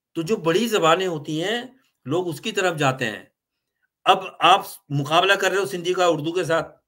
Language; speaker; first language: Urdu; native; Urdu